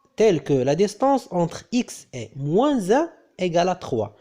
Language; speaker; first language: French; non-native, local second language; Arabic